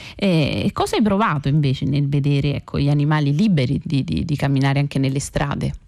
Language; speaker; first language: Italian; native; Italian